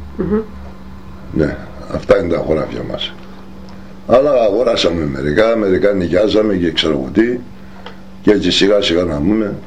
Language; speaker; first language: Greek; non-native, local second language; Turkish